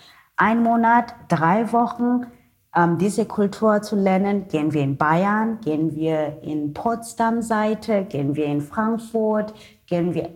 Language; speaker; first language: German; non-native, learner; Xhosa